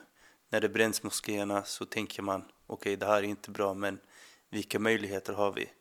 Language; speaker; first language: Swedish; non-native, fluent; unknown